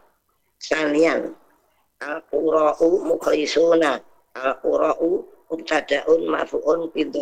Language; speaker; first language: Arabic; non-native, learner; Indonesian